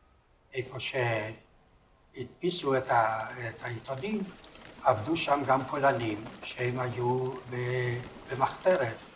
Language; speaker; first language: Hebrew; non-native, fluent; Yiddish